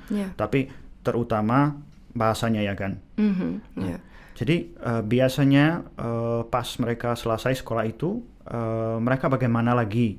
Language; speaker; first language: Indonesian; non-native, fluent; Czech